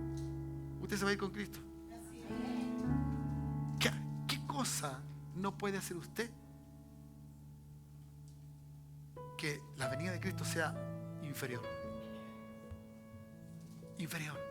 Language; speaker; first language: Spanish; native; Spanish